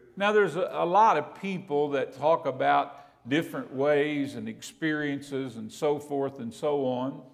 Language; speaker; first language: English; native; English